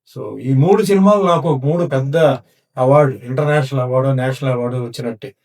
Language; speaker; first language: Telugu; non-native, local second language; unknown